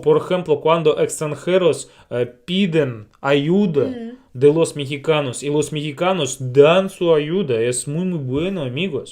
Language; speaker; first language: Spanish; non-native, fluent; Russian